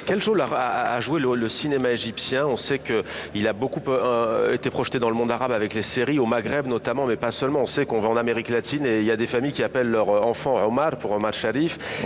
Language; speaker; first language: French; native; French